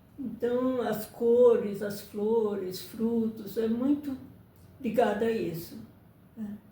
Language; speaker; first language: Portuguese; early bilingual, other home language; Japanese